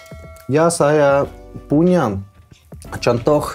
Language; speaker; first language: Indonesian; non-native, learner; Russian